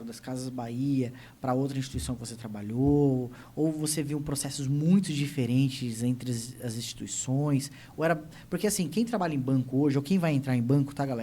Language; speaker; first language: Portuguese; native; Portuguese